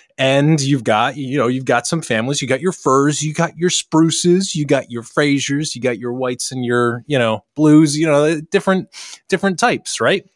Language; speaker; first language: English; native; English